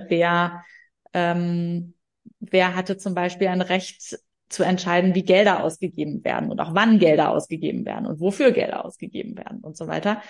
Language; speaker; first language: German; native; German